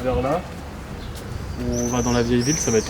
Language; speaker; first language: French; native; French